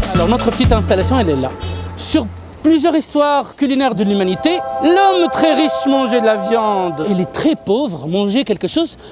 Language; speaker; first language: French; non-native, local second language; Arabic